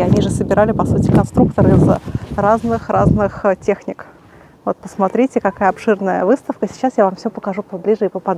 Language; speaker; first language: Russian; native; Russian